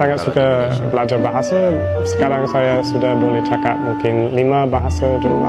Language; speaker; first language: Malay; non-native, fluent; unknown